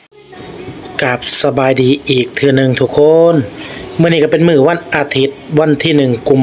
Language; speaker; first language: Thai; non-native, local second language; Lao